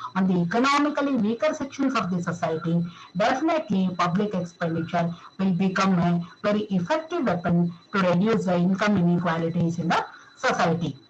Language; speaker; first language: English; non-native, local second language; Kannada